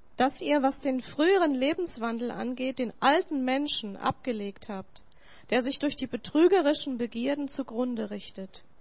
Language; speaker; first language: German; native; German